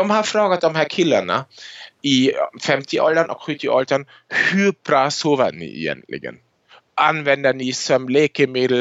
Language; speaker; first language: Swedish; non-native, fluent; German